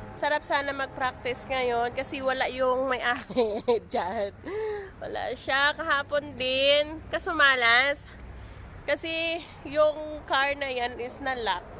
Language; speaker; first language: Filipino; native; Filipino